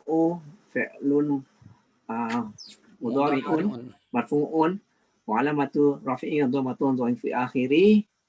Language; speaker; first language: Arabic; non-native, learner; Malay